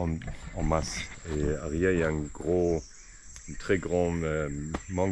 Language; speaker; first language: French; non-native, fluent; German